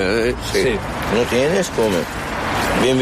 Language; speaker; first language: Spanish; non-native, learner; Arabic